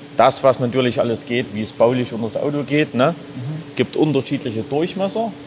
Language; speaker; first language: German; native; German